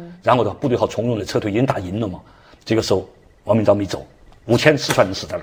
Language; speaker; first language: Chinese; native; Chinese